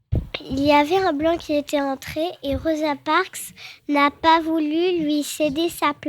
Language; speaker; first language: French; early bilingual, other home language; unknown